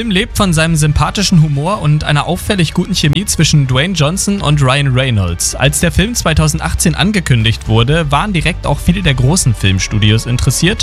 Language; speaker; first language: German; native; German